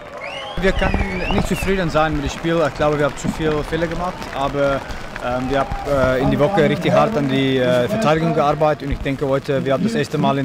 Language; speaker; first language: German; non-native, fluent; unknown